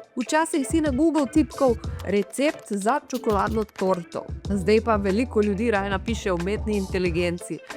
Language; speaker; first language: Slovenian; early bilingual, heritage; Portuguese